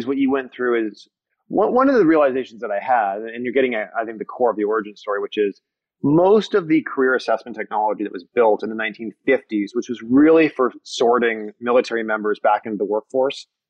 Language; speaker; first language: English; native; English